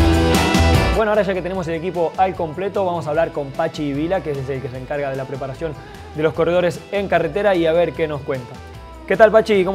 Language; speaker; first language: Spanish; native; Spanish